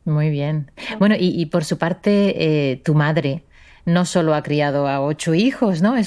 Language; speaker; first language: Spanish; native; Spanish